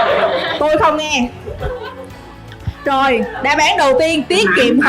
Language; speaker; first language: Vietnamese; native; Vietnamese